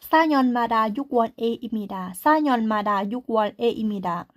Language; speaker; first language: Korean; non-native, learner; Thai